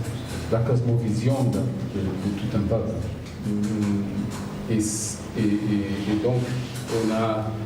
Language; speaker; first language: French; non-native, fluent; Portuguese